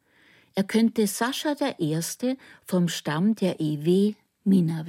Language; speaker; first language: German; native; German